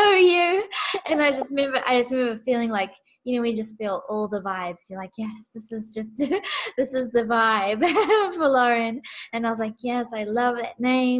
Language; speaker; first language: English; native; English